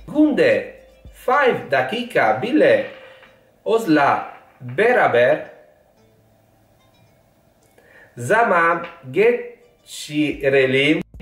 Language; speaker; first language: Turkish; non-native, learner; Italian